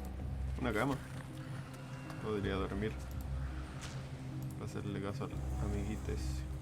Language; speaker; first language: Spanish; native; Spanish